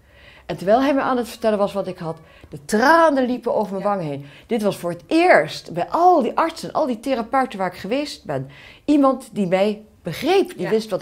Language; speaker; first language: Dutch; native; Dutch